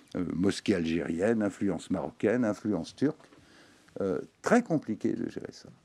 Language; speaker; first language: French; native; French